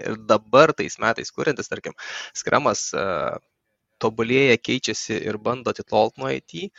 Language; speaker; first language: Lithuanian; native; Lithuanian